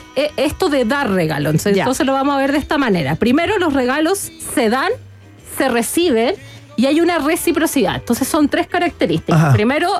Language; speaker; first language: Spanish; native; Spanish